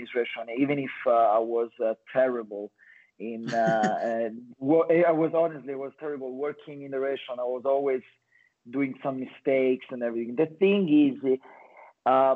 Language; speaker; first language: English; non-native, fluent; Italian